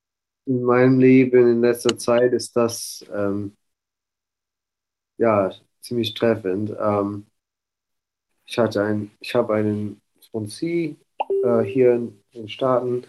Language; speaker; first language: German; non-native, fluent; English